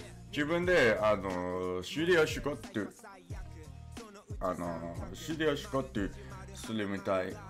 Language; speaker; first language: Japanese; non-native, learner; English